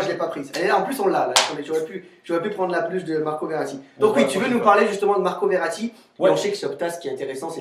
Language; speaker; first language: French; native; French